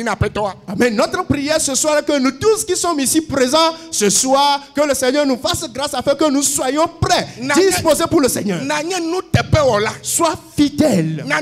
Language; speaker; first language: French; non-native, local second language; Ewe